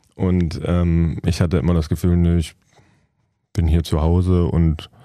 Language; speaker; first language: German; native; German